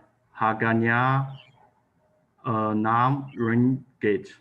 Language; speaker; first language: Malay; non-native, learner; Chinese